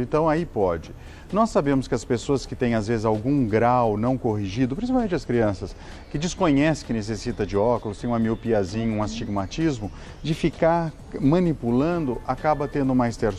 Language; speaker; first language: Portuguese; native; Portuguese